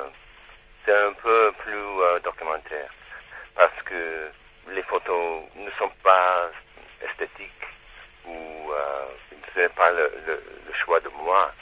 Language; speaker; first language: French; non-native, learner; Czech